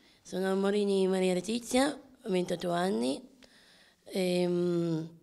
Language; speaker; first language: Italian; native; Italian